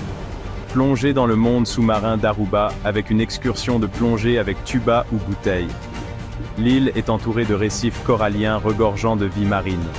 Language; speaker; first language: French; native; French